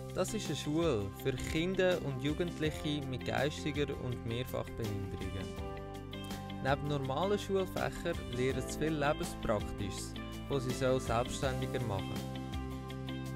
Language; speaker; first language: German; native; German